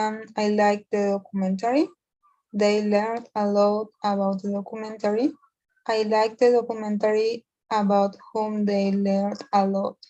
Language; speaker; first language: English; non-native, learner; Spanish